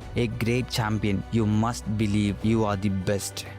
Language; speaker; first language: English; non-native, local second language; Malayalam